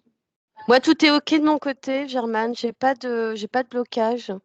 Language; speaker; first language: French; native; French